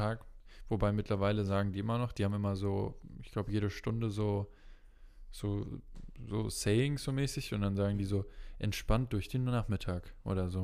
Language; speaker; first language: German; native; German